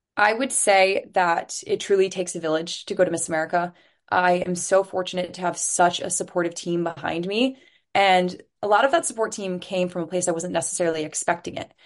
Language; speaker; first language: English; native; English